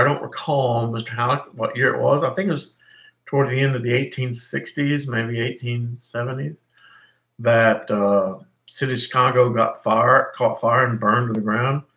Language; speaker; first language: English; native; English